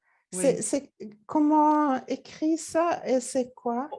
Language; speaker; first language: French; non-native, learner; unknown